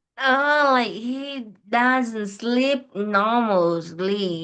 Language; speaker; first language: English; non-native, fluent; Vietnamese